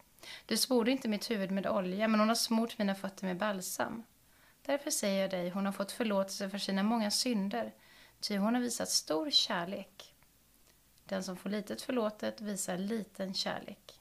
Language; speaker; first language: Swedish; native; Swedish